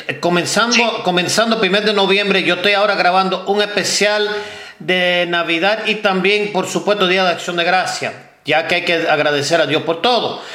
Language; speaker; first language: Spanish; early bilingual, heritage; Spanish